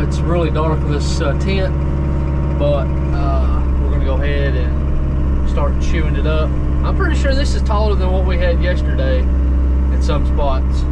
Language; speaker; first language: English; native; English